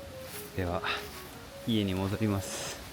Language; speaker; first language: Japanese; native; Japanese